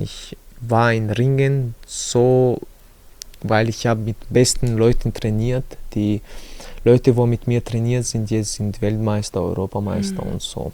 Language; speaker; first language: German; non-native, learner; Chechen